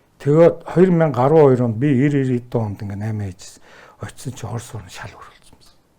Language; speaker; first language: Mongolian; native; Mongolian